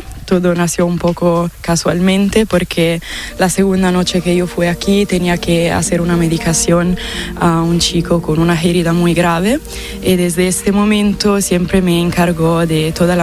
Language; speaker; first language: Spanish; non-native, fluent; Italian